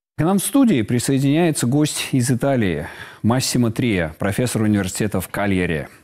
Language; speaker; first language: Russian; native; Russian